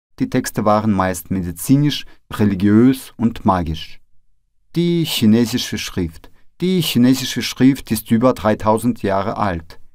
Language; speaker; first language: German; non-native, fluent; Russian